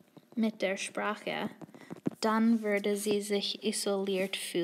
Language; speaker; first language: German; non-native, fluent; English